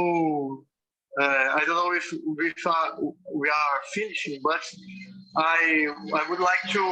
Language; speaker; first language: English; non-native, fluent; Portuguese